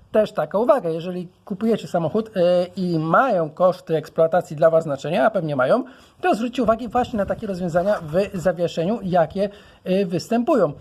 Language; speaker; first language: Polish; native; Polish